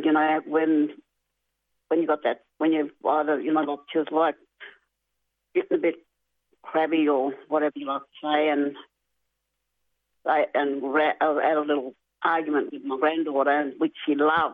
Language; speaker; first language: English; native; English